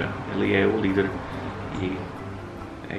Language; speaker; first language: Portuguese; non-native, fluent; English